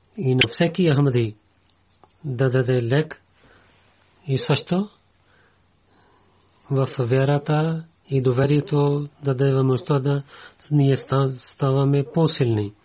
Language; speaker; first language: Bulgarian; non-native, learner; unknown